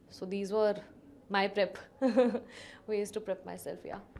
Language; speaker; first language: Hindi; native; Hindi